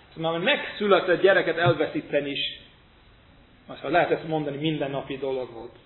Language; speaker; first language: Hungarian; non-native, fluent; English